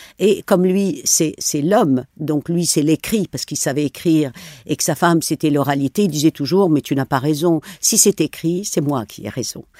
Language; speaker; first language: French; non-native, local second language; Arabic